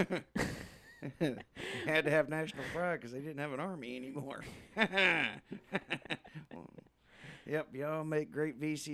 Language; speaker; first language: English; native; English